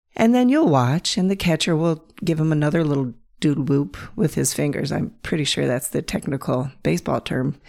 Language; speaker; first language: English; native; English